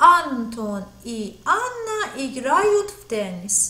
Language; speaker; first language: Russian; non-native, fluent; Persian